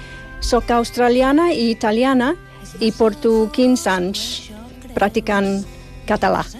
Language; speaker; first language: Catalan; non-native, fluent; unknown